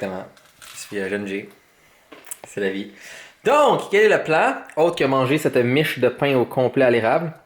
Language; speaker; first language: French; native; French